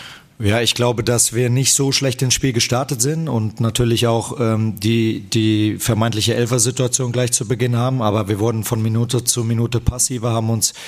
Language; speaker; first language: German; native; German